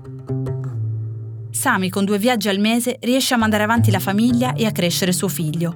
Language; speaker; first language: Italian; native; Italian